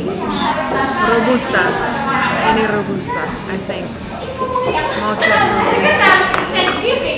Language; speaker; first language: Indonesian; non-native, learner; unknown